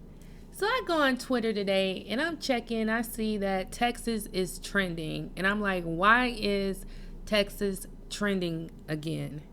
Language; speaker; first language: English; native; English